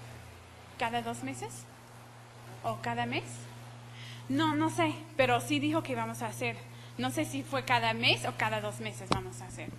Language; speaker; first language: Spanish; non-native, fluent; English